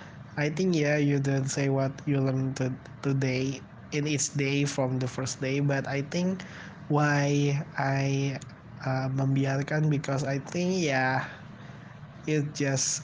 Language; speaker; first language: English; non-native, learner; Indonesian